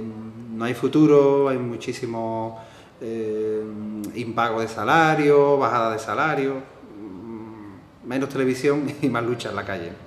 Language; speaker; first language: Spanish; native; Spanish